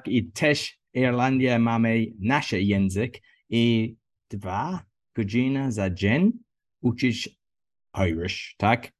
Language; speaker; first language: Polish; non-native, learner; English